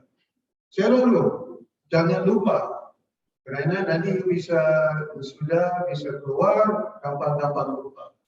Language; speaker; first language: Indonesian; non-native, fluent; English